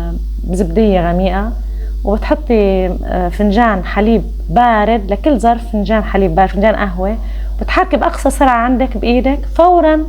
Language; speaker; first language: Arabic; native; Arabic